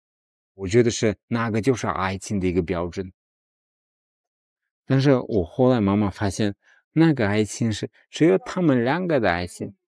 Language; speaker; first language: Chinese; non-native, fluent; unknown